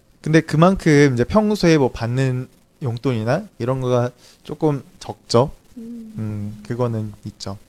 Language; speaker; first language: Korean; native; Korean